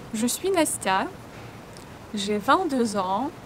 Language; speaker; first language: French; non-native, fluent; Russian